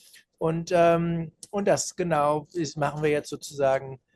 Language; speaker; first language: German; native; German